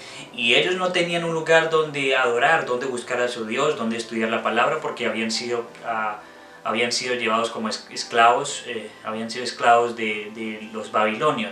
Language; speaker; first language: Spanish; native; Spanish